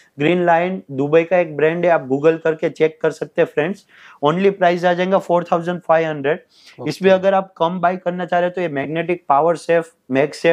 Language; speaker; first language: Hindi; non-native, local second language; Telugu